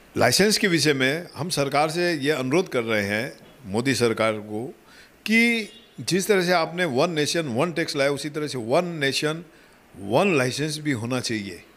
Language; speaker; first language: Hindi; native; Hindi